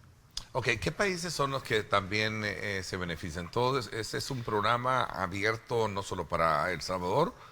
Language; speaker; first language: Spanish; native; Spanish